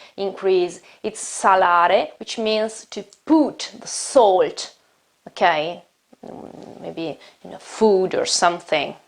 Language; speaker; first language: English; non-native, fluent; Italian